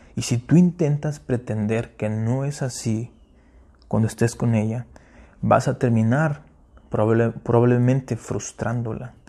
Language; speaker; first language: Spanish; early bilingual, heritage; Spanish